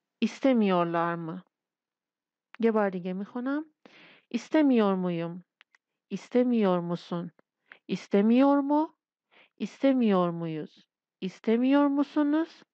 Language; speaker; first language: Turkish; non-native, fluent; Persian